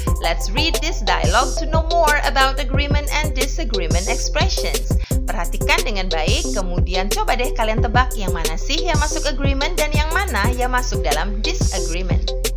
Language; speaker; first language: English; non-native, fluent; Indonesian